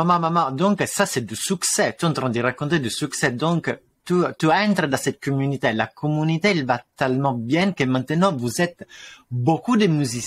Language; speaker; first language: French; non-native, fluent; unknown